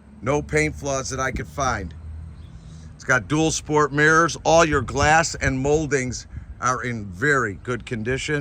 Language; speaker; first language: English; native; English